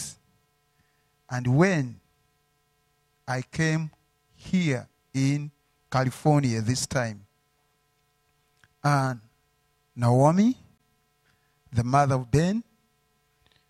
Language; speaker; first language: English; non-native, local second language; Ganda